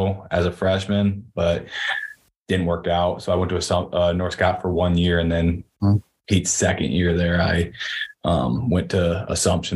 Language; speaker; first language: English; native; English